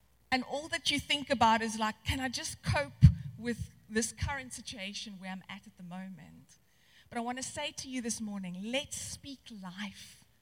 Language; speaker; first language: English; non-native, local second language; Afrikaans